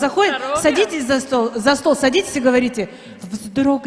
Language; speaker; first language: Russian; native; Russian